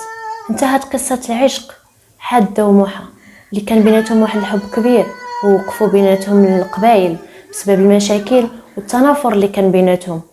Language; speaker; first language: Arabic; native; Arabic